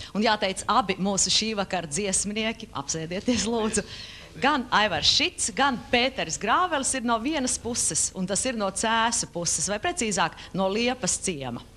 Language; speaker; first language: Latvian; native; Latvian